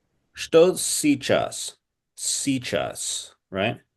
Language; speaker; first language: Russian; non-native, learner; English